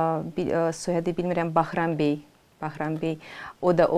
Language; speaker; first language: Turkish; non-native, learner; Azerbaijani